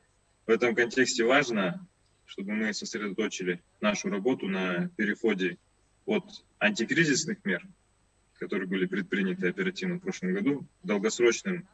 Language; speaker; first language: Russian; native; Russian